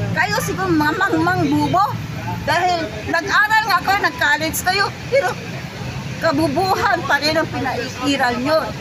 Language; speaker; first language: Filipino; non-native, local second language; Hiligaynon